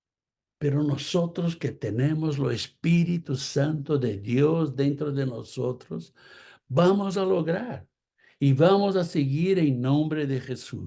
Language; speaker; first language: Spanish; non-native, fluent; Portuguese